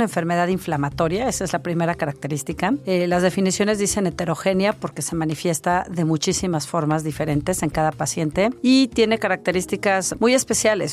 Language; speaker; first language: Spanish; native; Spanish